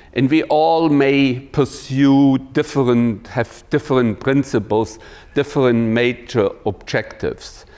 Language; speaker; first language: English; non-native, fluent; German